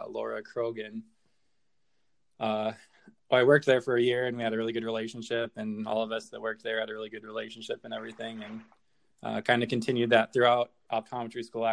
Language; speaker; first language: English; native; English